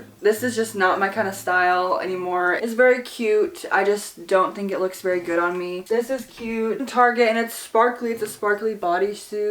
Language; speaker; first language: English; native; English